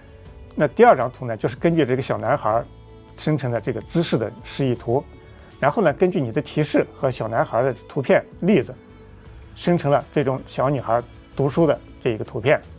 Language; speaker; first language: Chinese; native; Chinese